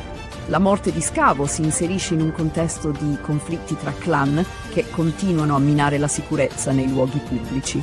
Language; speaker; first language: Italian; native; Italian